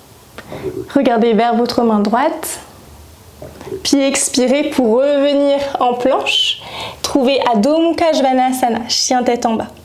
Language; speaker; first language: French; native; French